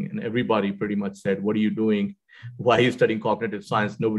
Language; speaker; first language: English; non-native, local second language; Hindi